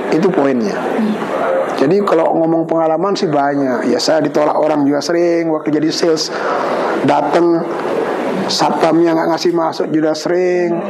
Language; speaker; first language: Indonesian; non-native, local second language; Balinese